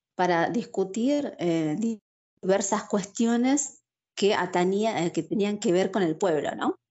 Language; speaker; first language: Spanish; native; Spanish